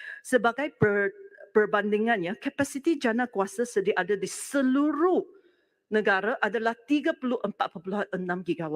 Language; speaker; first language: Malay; non-native, local second language; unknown